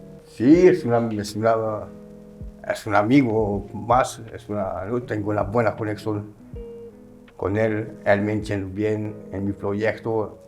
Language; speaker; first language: Spanish; non-native, learner; French